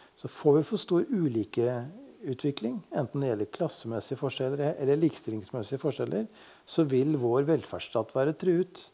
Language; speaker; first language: Norwegian; native; Norwegian